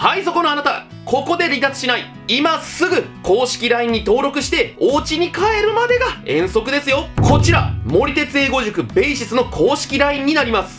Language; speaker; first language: Japanese; native; Japanese